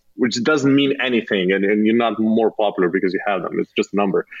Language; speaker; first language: English; non-native, fluent; Slovenian